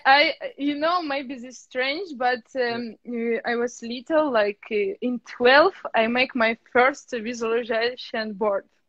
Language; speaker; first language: English; non-native, learner; Russian